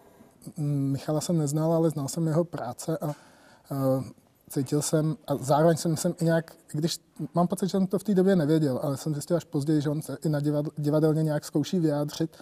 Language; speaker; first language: Czech; native; Czech